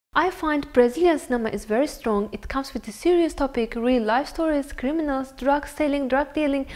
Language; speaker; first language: English; non-native, fluent; Turkish